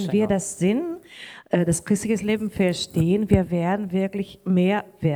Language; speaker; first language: German; non-native, learner; Portuguese